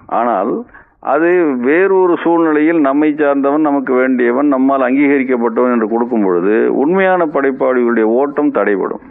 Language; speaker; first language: Tamil; native; Tamil